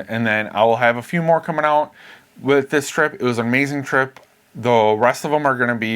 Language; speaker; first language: English; native; English